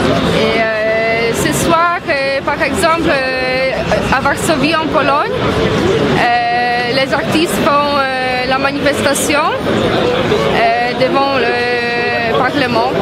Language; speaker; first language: French; non-native, fluent; Polish